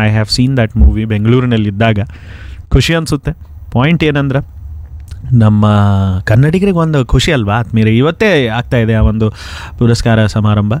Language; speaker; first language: Kannada; non-native, local second language; Konkani